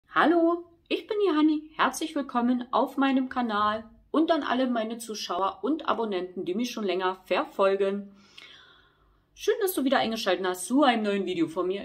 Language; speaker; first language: German; native; German